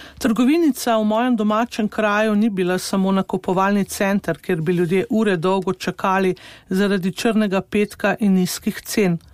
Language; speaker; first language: Slovenian; native; Slovenian